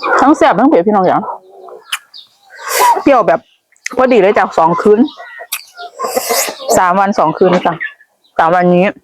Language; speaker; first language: Thai; non-native, local second language; Northeastern Thai